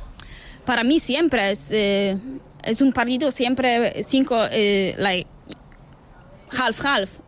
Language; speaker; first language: Spanish; non-native, learner; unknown